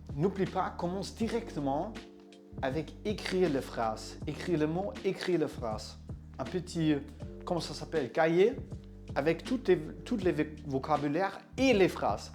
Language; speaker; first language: French; non-native, fluent; German